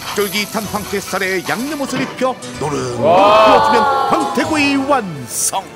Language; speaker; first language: Korean; native; Korean